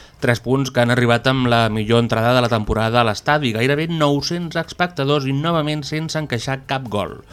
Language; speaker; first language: Catalan; native; Catalan